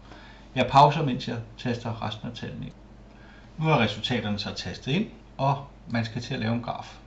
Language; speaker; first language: Danish; native; Danish